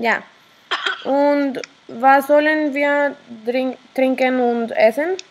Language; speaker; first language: German; non-native, learner; Spanish